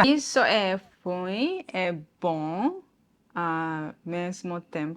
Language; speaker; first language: Portuguese; non-native, learner; Japanese